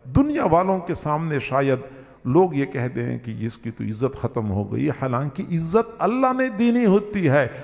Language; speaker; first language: Urdu; non-native, local second language; Punjabi